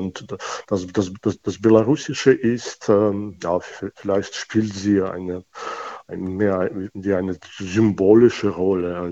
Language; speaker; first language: German; non-native, fluent; Russian